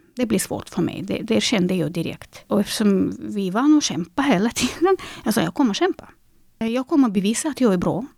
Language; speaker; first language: Swedish; non-native, fluent; Russian